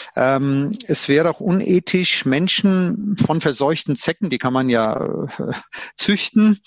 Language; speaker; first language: German; native; German